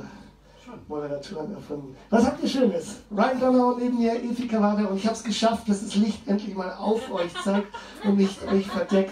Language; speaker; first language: German; native; German